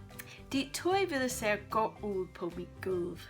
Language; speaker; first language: Danish; non-native, learner; English